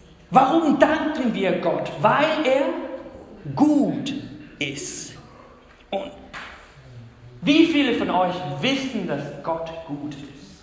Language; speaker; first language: German; non-native, fluent; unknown